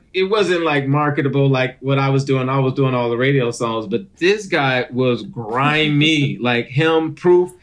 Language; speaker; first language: English; native; English